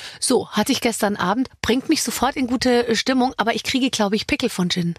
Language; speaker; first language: German; native; German